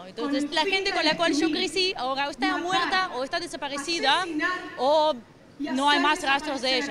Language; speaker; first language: Spanish; non-native, fluent; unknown